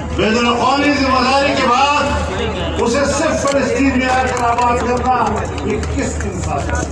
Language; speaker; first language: Urdu; non-native, local second language; Pashto